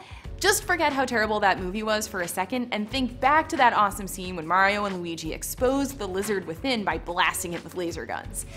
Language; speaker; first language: English; native; English